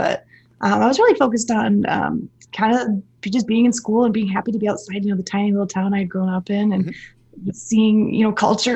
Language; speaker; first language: English; native; English